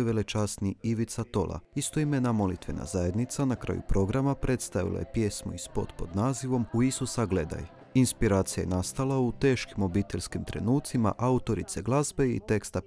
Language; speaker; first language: Croatian; native; Croatian